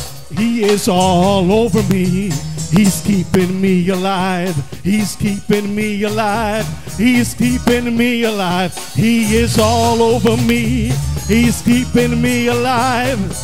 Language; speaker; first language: English; non-native, local second language; Spanish